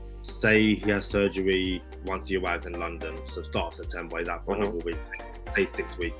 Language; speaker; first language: English; native; English